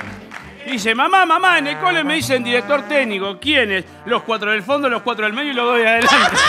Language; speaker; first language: Spanish; native; Spanish